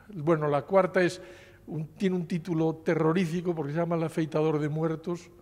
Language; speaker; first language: Spanish; native; Spanish